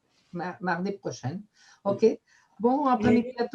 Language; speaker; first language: French; non-native, fluent; Spanish